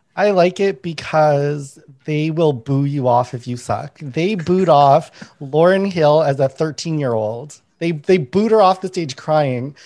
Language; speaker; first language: English; native; English